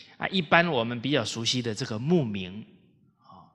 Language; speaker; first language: Chinese; native; Chinese